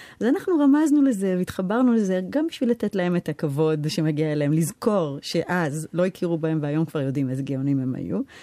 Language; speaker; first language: Hebrew; early bilingual, heritage; Hebrew